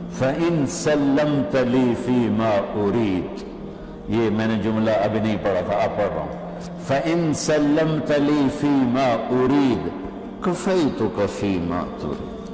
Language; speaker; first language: Urdu; non-native, local second language; Punjabi